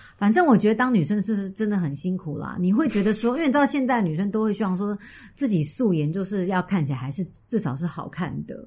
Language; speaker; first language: Chinese; native; Chinese